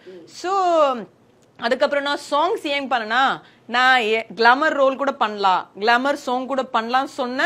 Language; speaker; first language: Tamil; non-native, learner; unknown